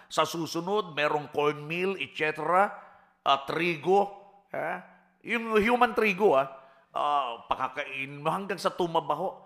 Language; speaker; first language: Filipino; native; Filipino